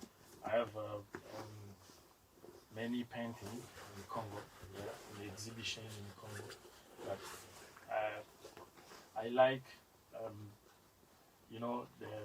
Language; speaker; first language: English; non-native, learner; French